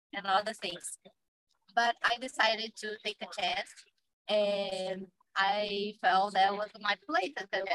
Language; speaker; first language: English; non-native, fluent; Portuguese